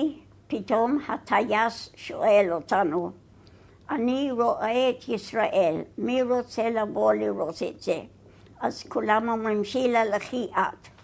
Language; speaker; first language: Hebrew; non-native, fluent; English